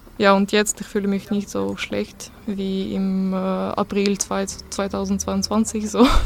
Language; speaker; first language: German; non-native, learner; Russian